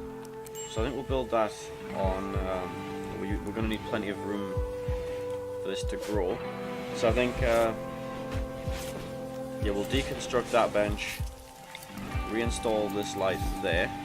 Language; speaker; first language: English; native; English